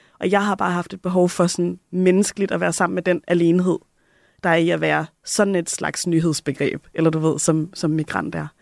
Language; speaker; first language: Danish; native; Danish